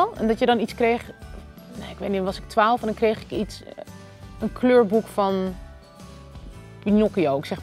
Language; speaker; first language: Dutch; native; Dutch